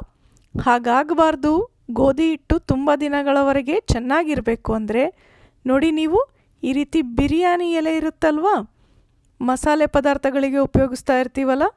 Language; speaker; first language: Kannada; native; Kannada